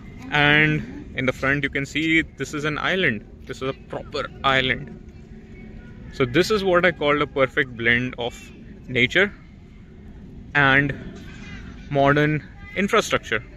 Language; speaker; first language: English; non-native, local second language; Hindi